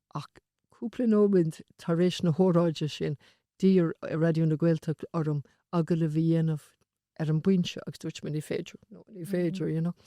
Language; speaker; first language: Irish; non-native, local second language; English